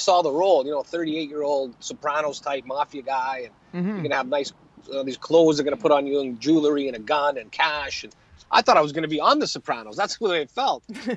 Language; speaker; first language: English; native; English